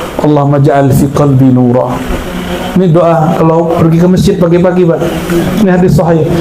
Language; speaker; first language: Indonesian; non-native, local second language; Minangkabau